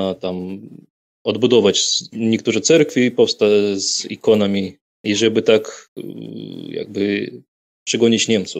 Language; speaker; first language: Polish; non-native, fluent; Russian